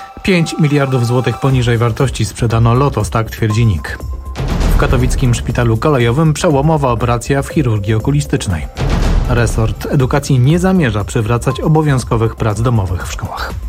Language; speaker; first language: Polish; native; Polish